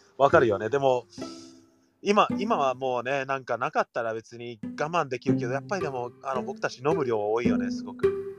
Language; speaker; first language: Japanese; early bilingual, heritage; Japanese